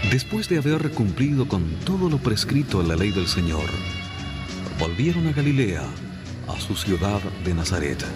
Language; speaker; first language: Spanish; native; Spanish